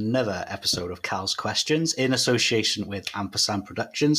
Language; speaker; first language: English; native; English